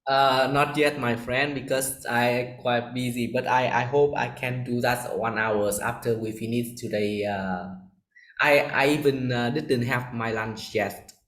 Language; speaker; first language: English; non-native, learner; Vietnamese